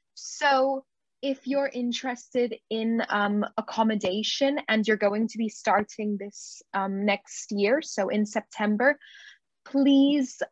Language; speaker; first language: English; non-native, fluent; Spanish